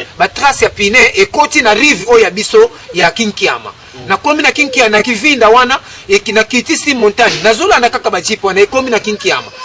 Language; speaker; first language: Lingala; non-native, local second language; Kongo